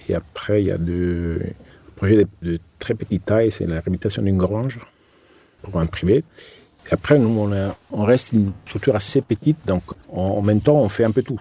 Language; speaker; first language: French; non-native, fluent; Italian